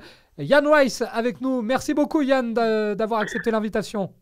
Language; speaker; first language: French; native; French